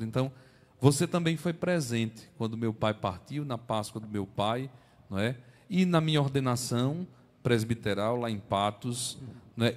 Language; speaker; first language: Portuguese; native; Portuguese